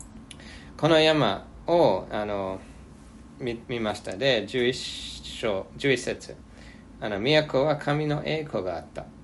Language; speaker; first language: Japanese; non-native, fluent; English